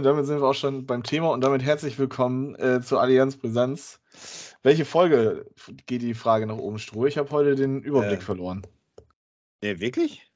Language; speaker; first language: German; native; German